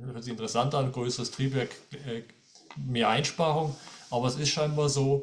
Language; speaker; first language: German; native; German